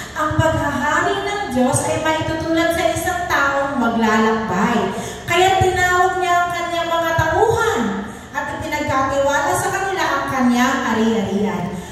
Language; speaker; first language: Filipino; native; Filipino